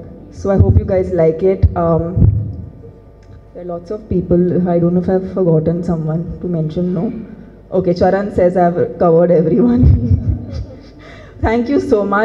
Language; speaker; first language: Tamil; non-native, learner; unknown